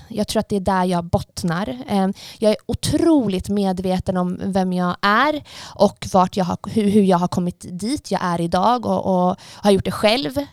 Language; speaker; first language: Swedish; early bilingual, other home language; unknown